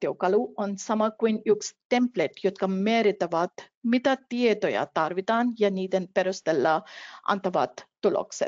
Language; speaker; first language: Finnish; non-native, fluent; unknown